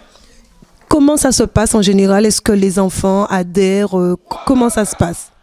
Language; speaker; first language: French; native; French